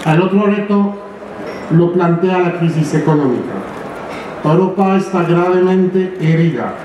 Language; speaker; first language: Spanish; non-native, fluent; French